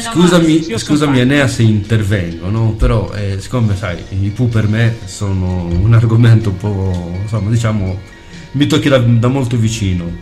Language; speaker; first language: Italian; native; Italian